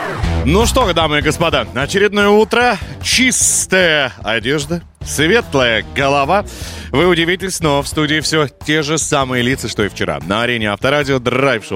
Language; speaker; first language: Russian; native; Russian